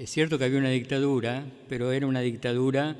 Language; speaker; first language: Italian; non-native, learner; Spanish